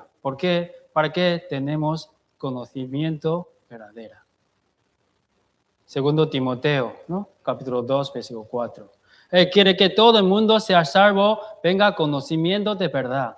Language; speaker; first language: Spanish; non-native, fluent; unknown